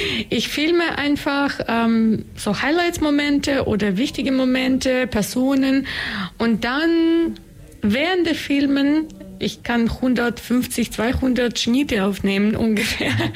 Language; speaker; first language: German; non-native, fluent; Russian